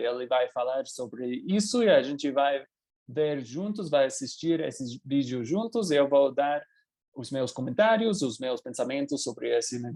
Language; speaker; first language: Portuguese; non-native, fluent; English